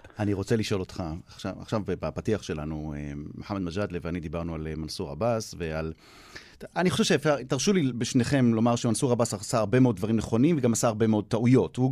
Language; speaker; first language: Hebrew; native; Hebrew